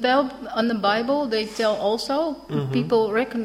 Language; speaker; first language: English; non-native, learner; Dutch